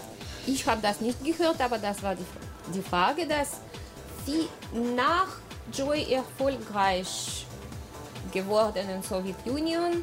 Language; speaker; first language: German; non-native, learner; Russian